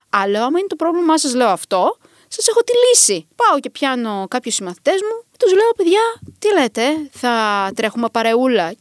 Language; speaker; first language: Greek; early bilingual, other home language; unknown